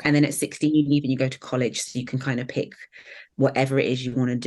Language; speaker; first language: English; native; English